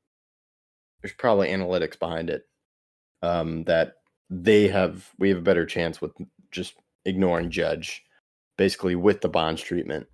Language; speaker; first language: English; native; English